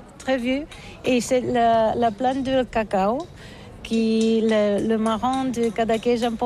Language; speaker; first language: French; non-native, learner; Catalan